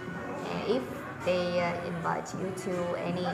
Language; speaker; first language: English; non-native, fluent; Vietnamese